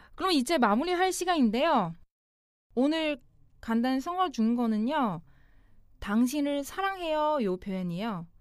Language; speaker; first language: Korean; non-native, fluent; Chinese